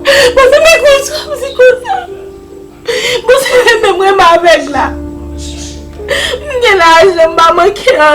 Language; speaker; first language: Portuguese; non-native, learner; Haitian Creole